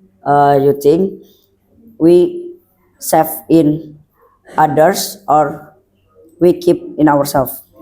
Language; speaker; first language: English; non-native, learner; Indonesian